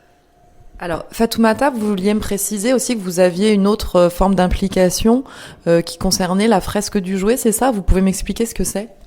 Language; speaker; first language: French; native; French